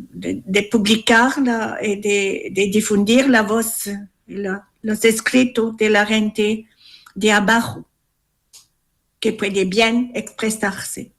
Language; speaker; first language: Spanish; non-native, learner; French